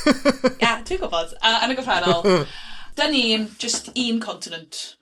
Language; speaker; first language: Welsh; non-native, local second language; English